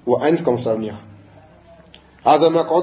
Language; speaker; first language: Arabic; non-native, fluent; French